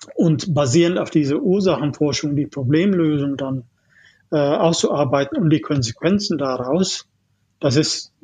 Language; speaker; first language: German; non-native, fluent; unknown